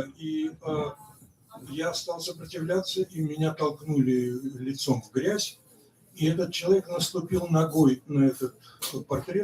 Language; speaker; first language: Russian; native; Russian